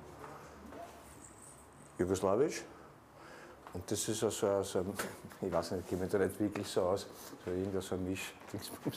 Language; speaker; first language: German; native; German